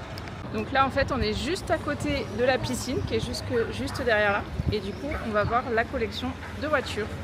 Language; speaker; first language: French; native; French